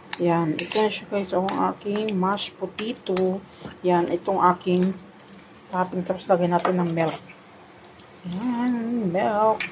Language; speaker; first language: Filipino; non-native, local second language; Hiligaynon